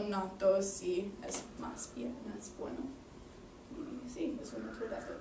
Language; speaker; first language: Spanish; non-native, learner; English